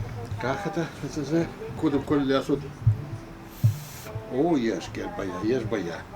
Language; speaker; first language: Hebrew; non-native, learner; Russian